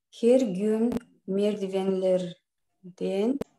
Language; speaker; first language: Turkish; non-native, learner; Kyrgyz